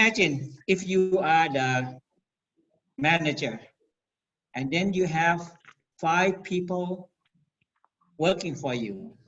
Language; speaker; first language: English; non-native, fluent; Thai